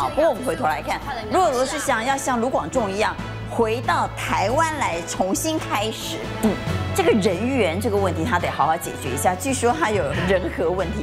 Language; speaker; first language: Chinese; native; Chinese